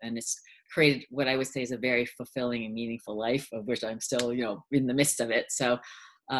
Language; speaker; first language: English; early bilingual, other home language; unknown